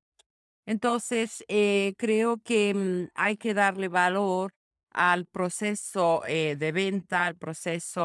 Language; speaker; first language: Spanish; non-native, fluent; Portuguese